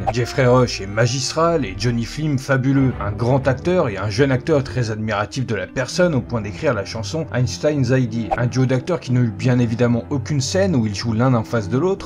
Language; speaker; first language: French; native; French